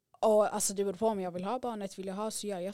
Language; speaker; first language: Swedish; early bilingual, other home language; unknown